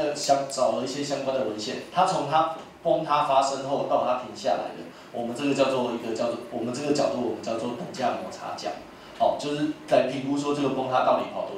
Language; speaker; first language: Chinese; native; Chinese